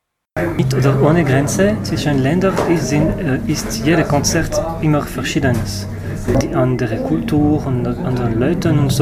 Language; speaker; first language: German; non-native, learner; French